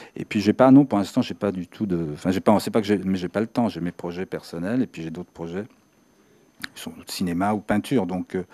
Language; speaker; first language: French; non-native, fluent; Serbian